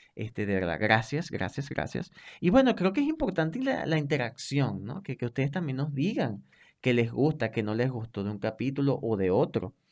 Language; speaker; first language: Spanish; native; Spanish